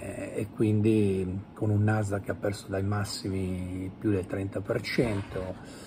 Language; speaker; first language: Italian; native; Italian